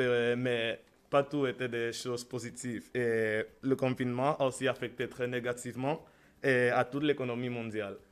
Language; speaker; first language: French; non-native, learner; Spanish